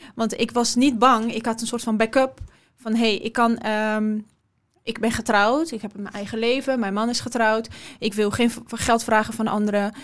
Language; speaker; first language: Dutch; early bilingual, other home language; Persian